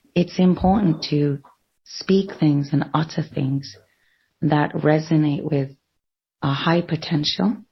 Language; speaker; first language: English; native; English